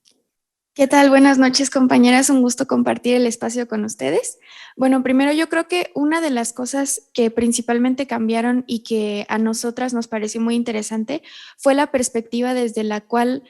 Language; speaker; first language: Spanish; native; Spanish